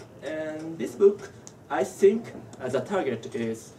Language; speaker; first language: English; non-native, learner; Japanese